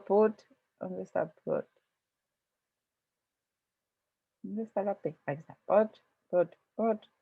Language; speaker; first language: Spanish; native; Spanish